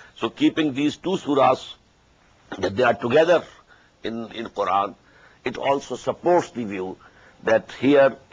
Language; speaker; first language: English; non-native, local second language; Urdu